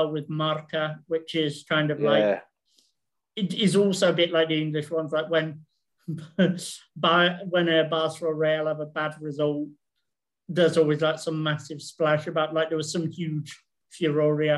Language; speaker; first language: English; native; English